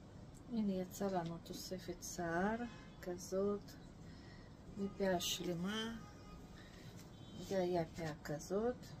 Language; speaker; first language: Hebrew; non-native, fluent; Russian